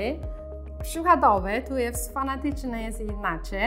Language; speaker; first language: Polish; non-native, learner; Chinese